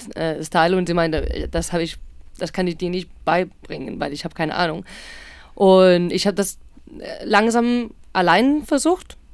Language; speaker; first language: German; non-native, learner; Spanish